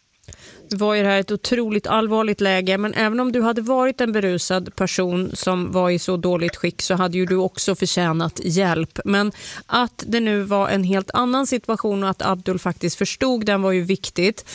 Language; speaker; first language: Swedish; native; Swedish